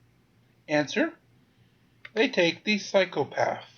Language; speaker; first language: English; native; English